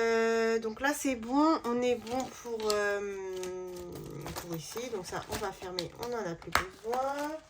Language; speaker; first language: French; native; French